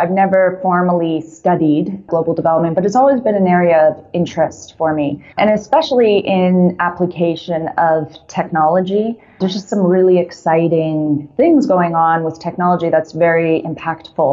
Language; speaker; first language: English; native; English